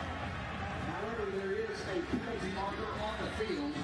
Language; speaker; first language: English; native; English